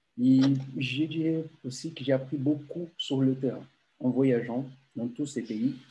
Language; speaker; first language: French; non-native, fluent; Portuguese